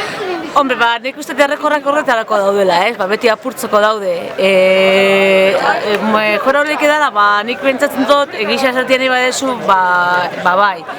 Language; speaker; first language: Basque; native; Basque